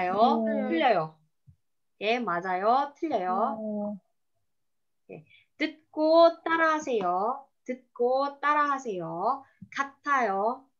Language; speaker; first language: Korean; non-native, fluent; Indonesian